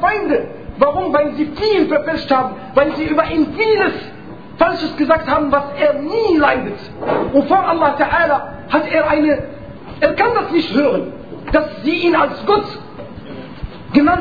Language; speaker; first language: German; non-native, fluent; Arabic